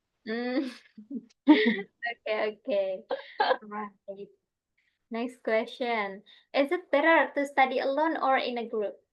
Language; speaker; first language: English; non-native, fluent; Indonesian